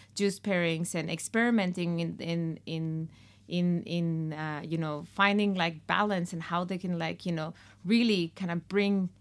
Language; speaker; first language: English; non-native, fluent; Spanish